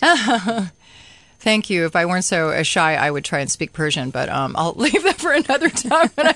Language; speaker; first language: English; native; English